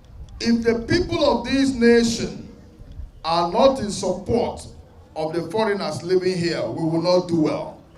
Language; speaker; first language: English; non-native, local second language; Igbo